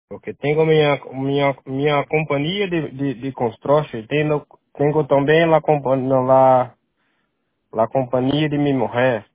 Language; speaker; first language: Spanish; non-native, learner; Portuguese